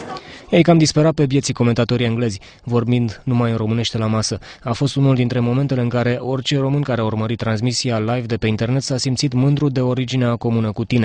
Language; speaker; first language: Romanian; native; Romanian